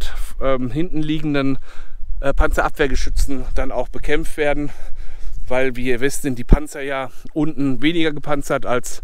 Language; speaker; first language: German; native; German